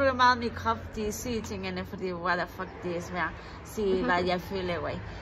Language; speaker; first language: Danish; non-native, learner; Spanish